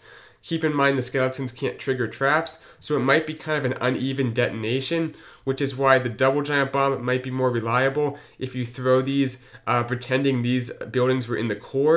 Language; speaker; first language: English; native; English